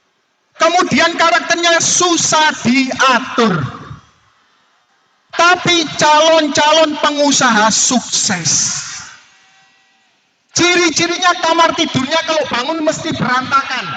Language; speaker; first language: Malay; non-native, local second language; Javanese